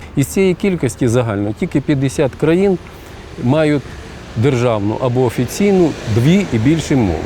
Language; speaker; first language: Ukrainian; non-native, local second language; Russian